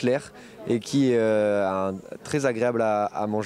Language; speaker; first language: French; native; French